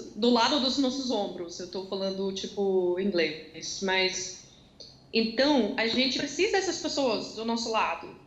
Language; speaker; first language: Portuguese; non-native, fluent; Dutch